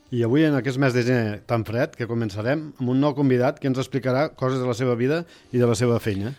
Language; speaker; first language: Catalan; native; Catalan